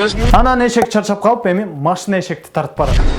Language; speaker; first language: Kyrgyz; native; Kyrgyz